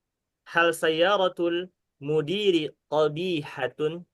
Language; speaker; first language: Arabic; non-native, fluent; Indonesian